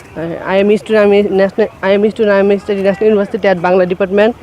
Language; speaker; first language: English; non-native, learner; Bangla